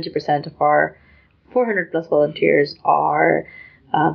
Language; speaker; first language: English; non-native, local second language; Urdu